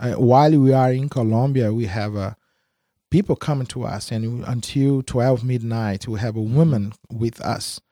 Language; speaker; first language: English; non-native, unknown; Spanish